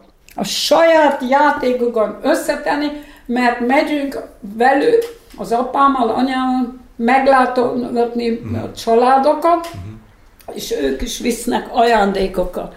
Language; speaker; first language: Hungarian; early bilingual, heritage; Hungarian